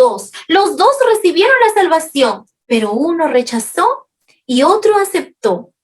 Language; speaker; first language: Spanish; native; Spanish